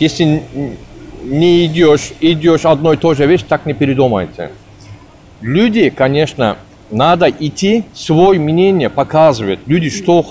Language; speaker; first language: Russian; non-native, learner; Turkish